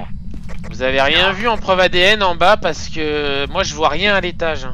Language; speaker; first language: French; native; French